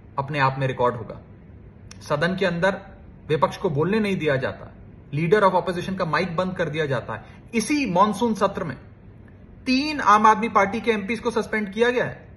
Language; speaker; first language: Hindi; native; Hindi